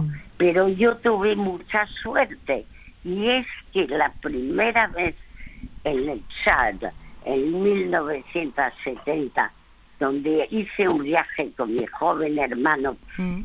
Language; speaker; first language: Spanish; early bilingual, other home language; French